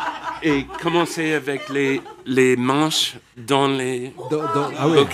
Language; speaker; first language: French; non-native, learner; English